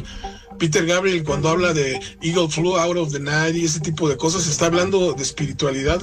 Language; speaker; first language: Spanish; native; Spanish